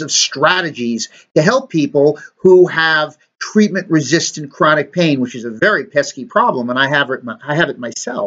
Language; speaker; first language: English; native; English